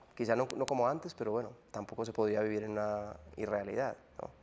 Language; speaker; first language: Spanish; native; Spanish